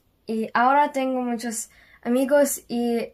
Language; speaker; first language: Spanish; non-native, learner; Korean